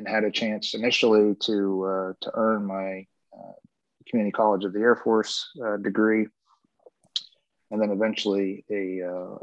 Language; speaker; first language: English; native; English